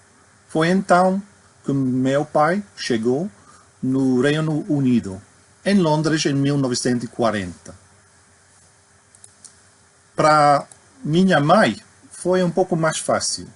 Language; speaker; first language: Portuguese; non-native, fluent; English